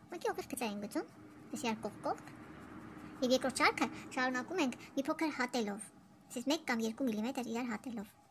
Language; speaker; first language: Armenian; early bilingual, heritage; Armenian